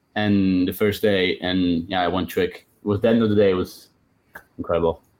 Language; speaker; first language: English; non-native, fluent; Italian